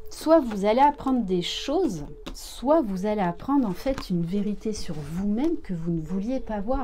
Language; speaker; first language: French; native; French